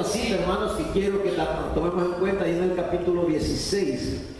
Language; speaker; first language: Spanish; native; Spanish